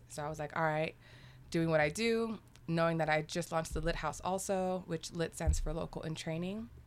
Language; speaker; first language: English; native; English